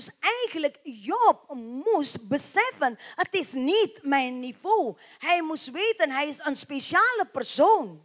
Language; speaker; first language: Dutch; non-native, learner; Indonesian